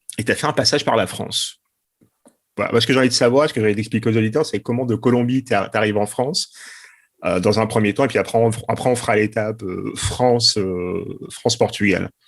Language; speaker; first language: French; native; French